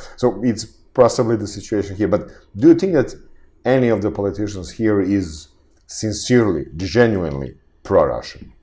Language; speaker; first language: English; non-native, fluent; Serbian